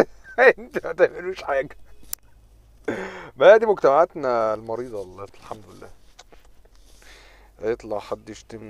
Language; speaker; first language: Arabic; native; Arabic